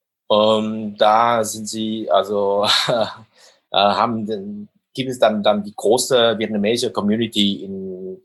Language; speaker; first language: German; non-native, fluent; Vietnamese